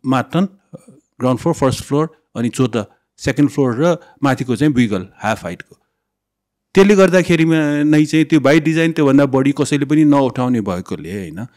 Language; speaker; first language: Nepali; non-native, local second language; Newari